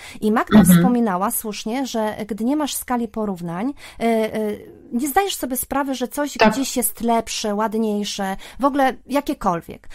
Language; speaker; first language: Polish; native; Polish